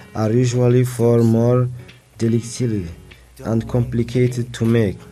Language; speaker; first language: English; non-native, fluent; Arabic